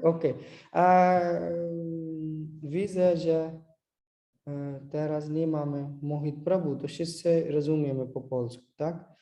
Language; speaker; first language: Polish; non-native, learner; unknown